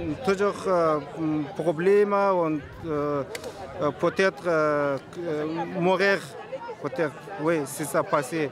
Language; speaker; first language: French; non-native, learner; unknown